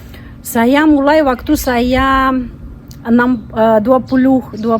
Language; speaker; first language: Indonesian; non-native, fluent; Russian